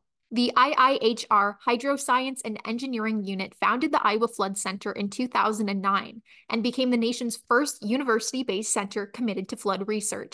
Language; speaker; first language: English; native; English